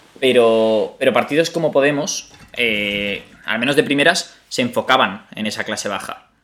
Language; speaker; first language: Spanish; native; Spanish